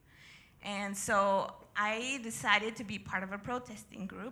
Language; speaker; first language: English; native; English